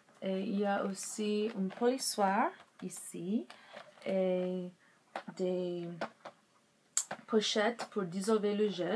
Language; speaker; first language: French; non-native, local second language; English